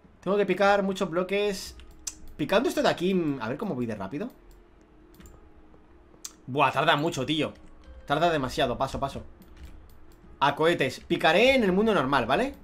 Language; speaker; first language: Spanish; native; Spanish